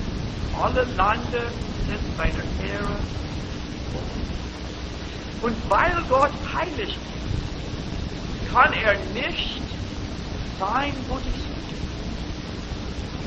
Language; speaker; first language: German; non-native, fluent; English